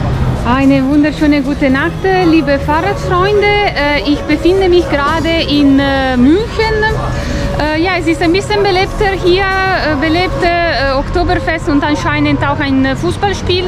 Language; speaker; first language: German; non-native, fluent; Italian